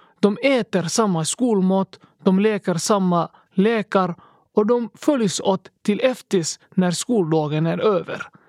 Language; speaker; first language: Swedish; early bilingual, other home language; Somali